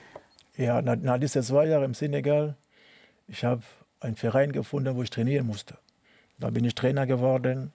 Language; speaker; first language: German; non-native, learner; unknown